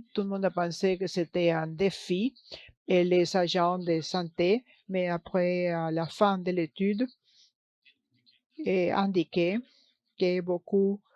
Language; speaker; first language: French; non-native, learner; English